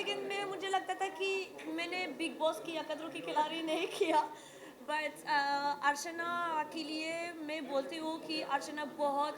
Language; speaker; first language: Hindi; non-native, learner; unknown